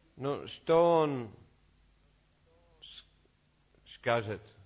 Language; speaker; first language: Russian; non-native, learner; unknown